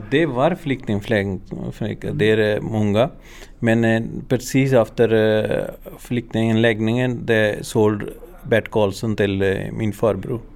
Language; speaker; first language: Swedish; non-native, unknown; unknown